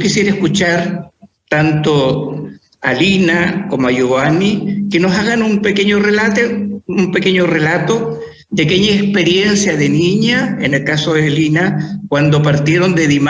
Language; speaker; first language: Spanish; native; Spanish